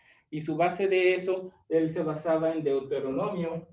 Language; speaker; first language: Spanish; early bilingual, other home language; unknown